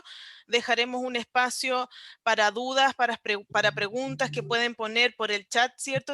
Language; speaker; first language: Spanish; native; Spanish